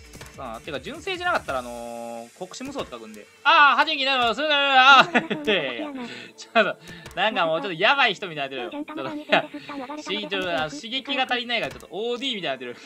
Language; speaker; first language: Japanese; native; Japanese